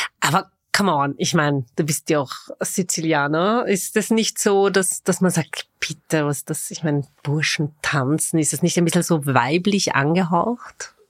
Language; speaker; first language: German; native; German